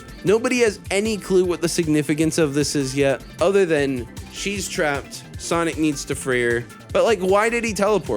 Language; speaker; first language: English; native; English